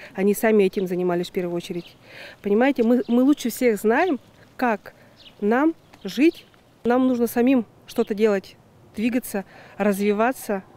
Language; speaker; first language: Russian; native; Russian